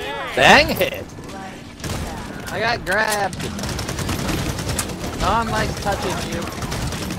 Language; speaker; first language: English; native; English